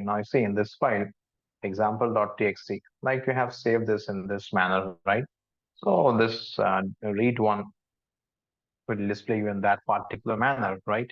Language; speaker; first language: English; non-native, local second language; Hindi